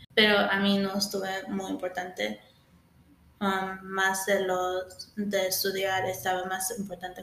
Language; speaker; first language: Spanish; early bilingual, heritage; English